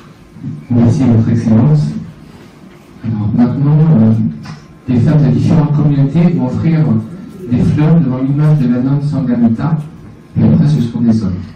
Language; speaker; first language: French; native; French